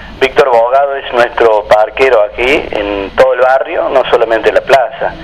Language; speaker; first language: Spanish; native; Spanish